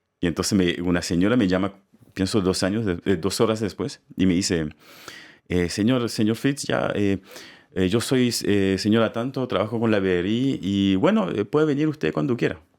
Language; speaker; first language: Spanish; native; Spanish